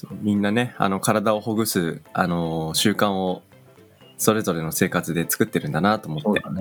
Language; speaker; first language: Japanese; native; Japanese